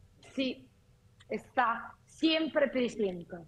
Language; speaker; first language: Spanish; non-native, fluent; Italian